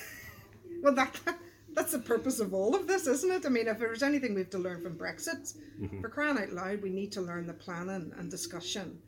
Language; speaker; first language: English; native; English